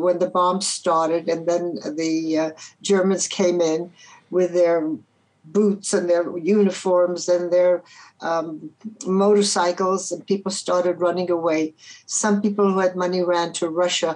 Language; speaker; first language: English; early bilingual, other home language; Polish